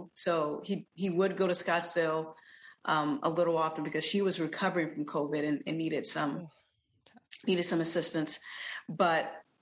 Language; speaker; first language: English; native; English